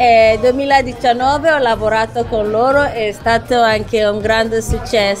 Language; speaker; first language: Italian; non-native, fluent; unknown